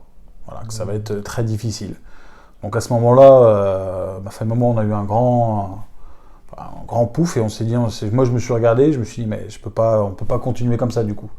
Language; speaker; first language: French; native; French